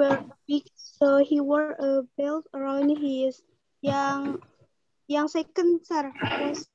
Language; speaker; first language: English; non-native, learner; Indonesian